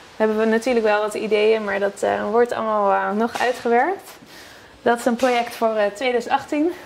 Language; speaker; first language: Dutch; native; Dutch